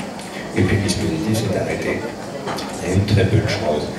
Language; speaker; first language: French; native; French